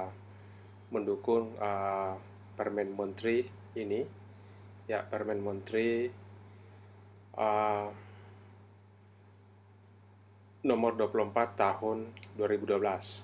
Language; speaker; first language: Indonesian; native; Indonesian